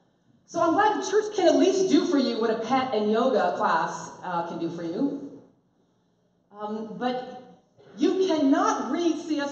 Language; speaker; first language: English; native; English